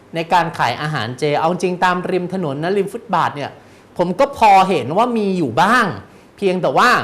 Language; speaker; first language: Thai; native; Thai